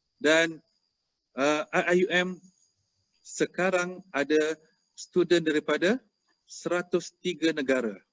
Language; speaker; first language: Malay; native; Malay